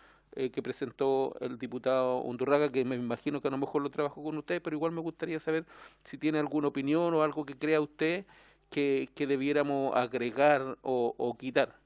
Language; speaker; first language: Spanish; native; Spanish